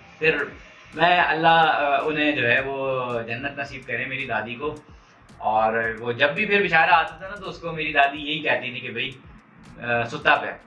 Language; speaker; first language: Urdu; non-native, local second language; Punjabi